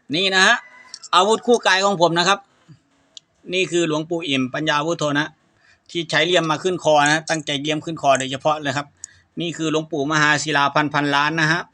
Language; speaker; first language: Thai; native; Thai